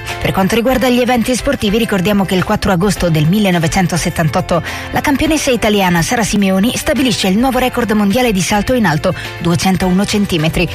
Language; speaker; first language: Italian; native; Italian